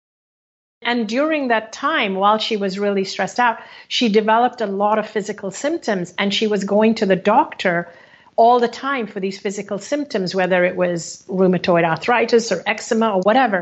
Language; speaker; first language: English; native; English